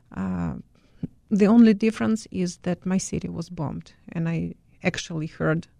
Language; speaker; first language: English; non-native, fluent; Ukrainian